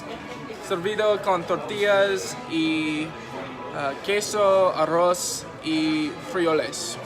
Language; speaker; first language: Spanish; non-native, learner; English